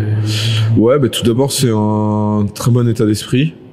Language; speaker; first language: French; native; French